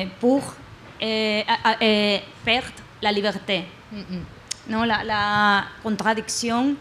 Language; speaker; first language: French; non-native, learner; Spanish